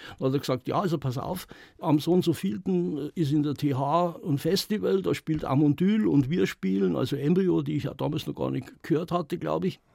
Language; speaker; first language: German; native; German